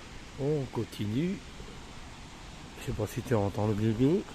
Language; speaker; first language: French; native; French